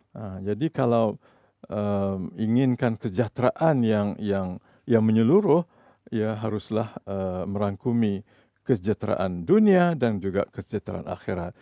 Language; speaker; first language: Malay; native; Malay